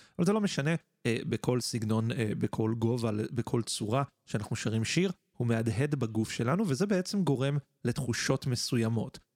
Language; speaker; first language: Hebrew; native; Hebrew